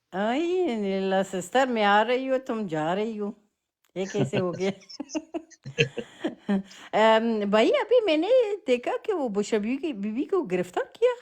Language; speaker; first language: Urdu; non-native, fluent; Persian